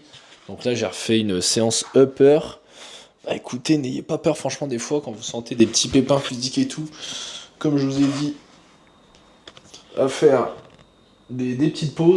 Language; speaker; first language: French; native; French